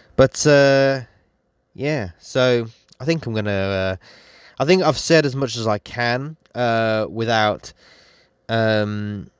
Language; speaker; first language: English; native; English